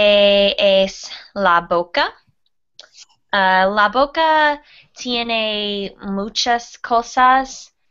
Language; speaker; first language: Spanish; non-native, learner; English